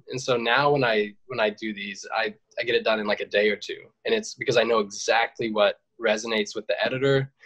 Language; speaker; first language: English; native; English